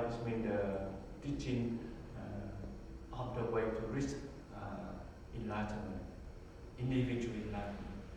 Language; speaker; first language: English; non-native, learner; Vietnamese